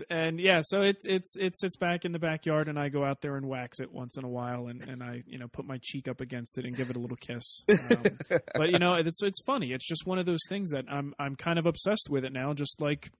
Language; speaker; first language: English; native; English